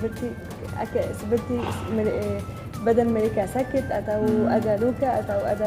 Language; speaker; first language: Indonesian; non-native, fluent; Arabic